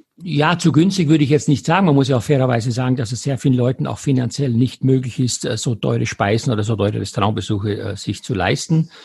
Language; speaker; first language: German; native; German